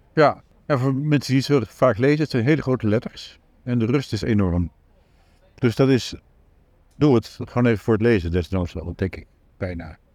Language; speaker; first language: Dutch; native; Dutch